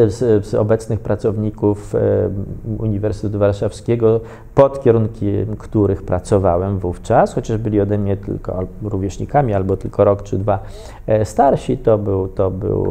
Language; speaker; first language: Polish; native; Polish